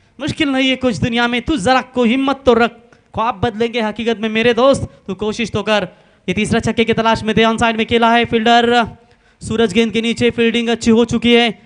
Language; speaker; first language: Hindi; non-native, local second language; Marathi